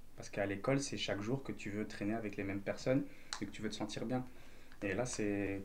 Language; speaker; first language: French; native; French